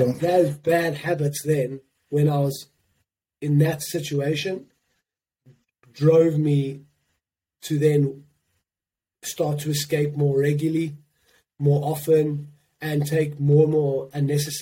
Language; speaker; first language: English; native; English